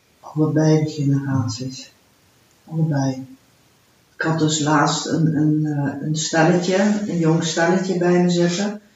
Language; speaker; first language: Dutch; early bilingual, heritage; Dutch